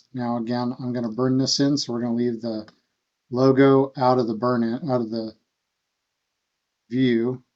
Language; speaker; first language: English; native; English